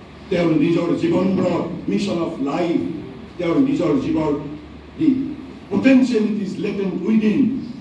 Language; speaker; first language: English; non-native, local second language; Assamese